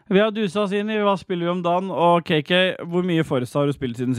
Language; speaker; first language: Norwegian; native; Norwegian